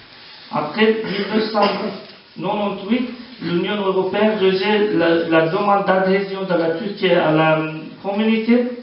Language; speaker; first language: French; non-native, learner; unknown